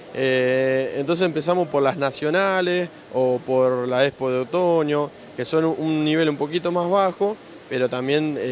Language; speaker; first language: Spanish; native; Spanish